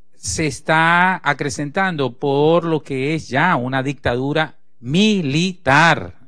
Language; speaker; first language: Spanish; native; Spanish